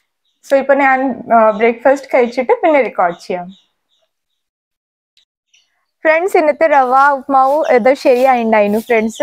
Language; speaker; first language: Malayalam; non-native, learner; Hindi